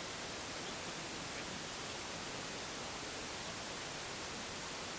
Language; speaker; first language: Russian; native; Russian